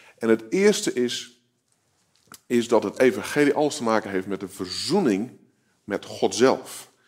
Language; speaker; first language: Dutch; native; Dutch